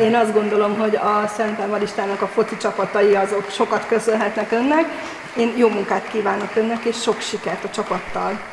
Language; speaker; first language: Hungarian; native; Hungarian